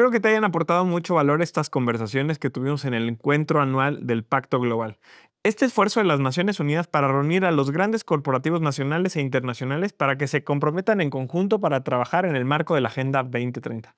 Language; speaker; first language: Spanish; native; Spanish